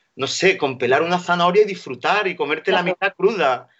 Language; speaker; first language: Spanish; native; Spanish